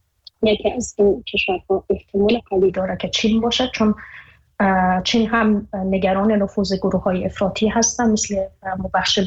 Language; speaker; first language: Persian; native; Persian